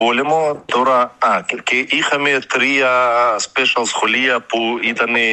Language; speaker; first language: Greek; early bilingual, heritage; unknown